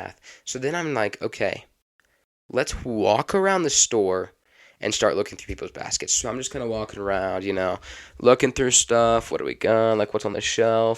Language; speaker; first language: English; native; English